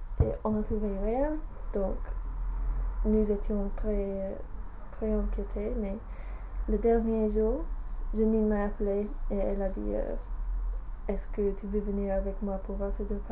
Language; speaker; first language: French; non-native, learner; English